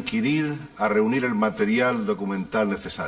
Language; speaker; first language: Spanish; native; Spanish